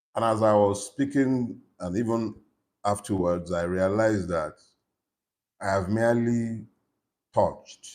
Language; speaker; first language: English; non-native, local second language; Yoruba